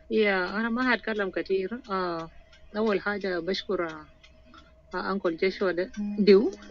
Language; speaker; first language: Arabic; non-native, local second language; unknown